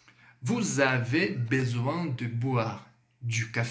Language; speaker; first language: French; non-native, fluent; Portuguese